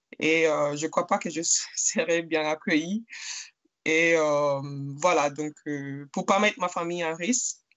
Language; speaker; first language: French; non-native, fluent; Spanish